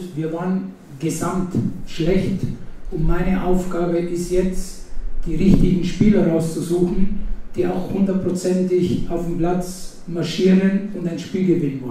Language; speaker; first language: German; non-native, fluent; Italian